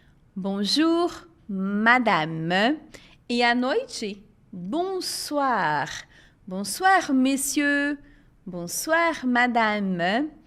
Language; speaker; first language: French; non-native, fluent; Portuguese